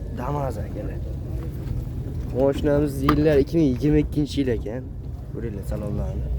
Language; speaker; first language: Uzbek; native; Uzbek